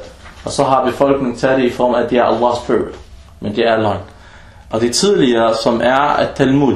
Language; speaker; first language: Danish; non-native, fluent; Arabic